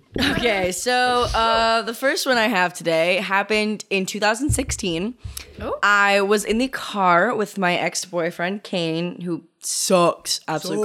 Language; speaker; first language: English; native; English